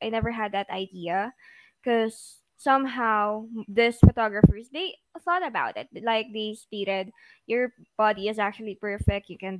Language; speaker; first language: English; non-native, local second language; Filipino